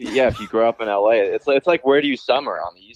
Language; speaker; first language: English; native; English